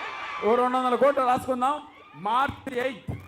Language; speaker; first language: Telugu; native; Telugu